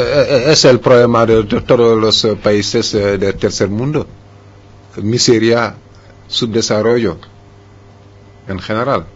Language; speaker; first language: Spanish; non-native, fluent; Wolof